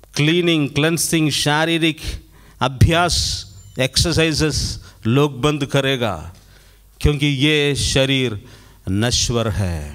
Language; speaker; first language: Hindi; non-native, local second language; Malayalam